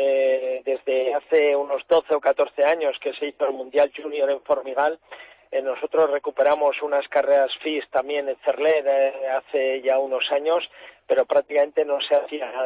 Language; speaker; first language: Spanish; native; Spanish